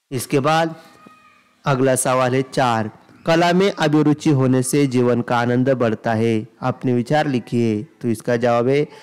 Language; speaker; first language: Hindi; non-native, local second language; Marathi